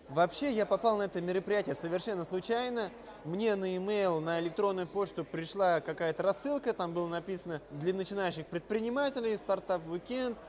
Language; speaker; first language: Russian; native; Russian